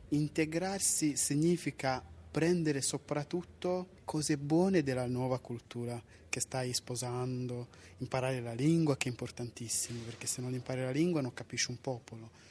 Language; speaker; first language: Italian; non-native, fluent; Kinyarwanda